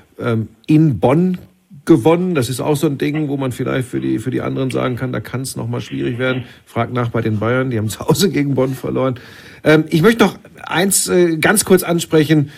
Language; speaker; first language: German; native; German